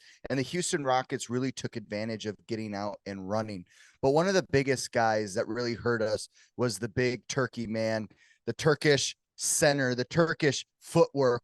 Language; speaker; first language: English; native; English